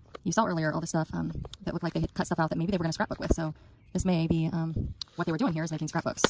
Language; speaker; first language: English; native; English